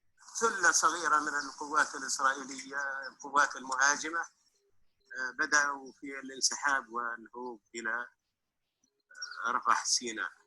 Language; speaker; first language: Arabic; native; Arabic